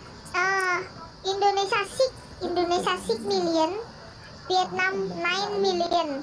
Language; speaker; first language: English; non-native, learner; Vietnamese